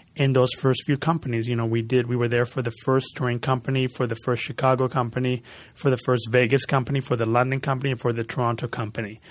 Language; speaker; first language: English; early bilingual, other home language; Spanish